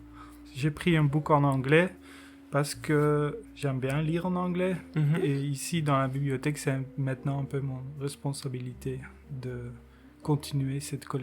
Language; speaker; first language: French; non-native, local second language; Dutch